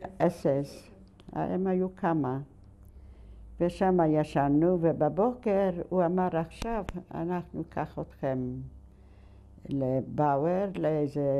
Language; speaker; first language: Hebrew; non-native, fluent; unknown